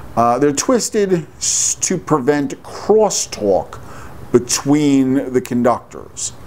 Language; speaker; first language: English; native; English